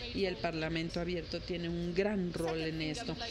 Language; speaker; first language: Spanish; non-native, fluent; Ukrainian